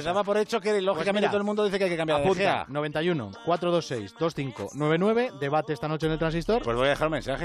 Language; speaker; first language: Spanish; native; Spanish